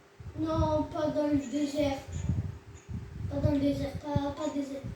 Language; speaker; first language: French; native; French